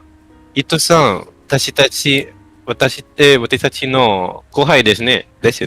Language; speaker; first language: Japanese; non-native, learner; Malay